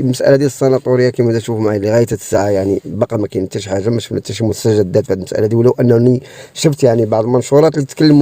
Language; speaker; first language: Arabic; native; Arabic